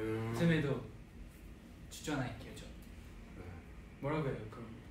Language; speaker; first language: Korean; non-native, fluent; Japanese